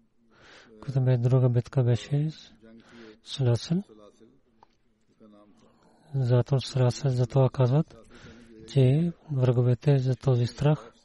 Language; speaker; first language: Bulgarian; non-native, learner; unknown